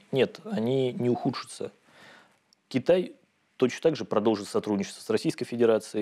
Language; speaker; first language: Russian; native; Russian